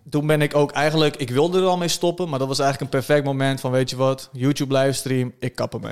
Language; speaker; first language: Dutch; early bilingual, other home language; Turkish